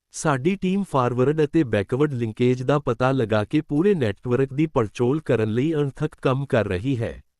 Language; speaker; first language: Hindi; non-native, local second language; Punjabi